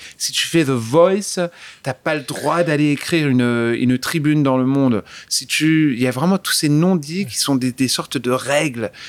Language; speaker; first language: French; early bilingual, other home language; English